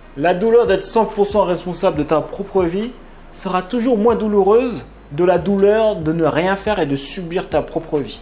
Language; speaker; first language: French; native; French